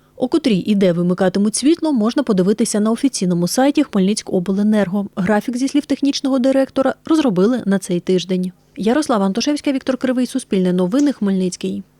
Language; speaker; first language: Ukrainian; native; Ukrainian